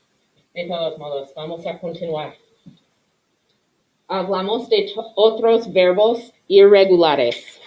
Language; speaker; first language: Spanish; non-native, fluent; English